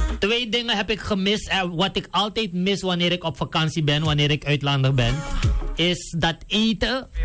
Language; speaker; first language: Dutch; native; Dutch